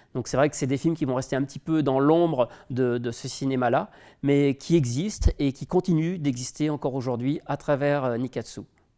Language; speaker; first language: French; native; French